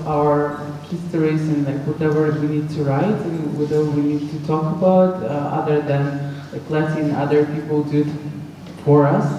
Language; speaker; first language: English; non-native, fluent; Russian